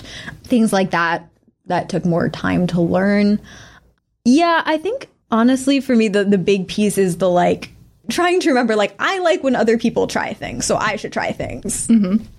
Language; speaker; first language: English; native; English